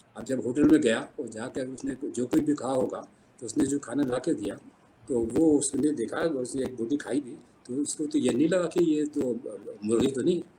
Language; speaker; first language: Urdu; native; Urdu